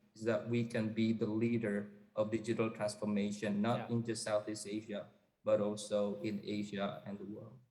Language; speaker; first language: English; non-native, fluent; Indonesian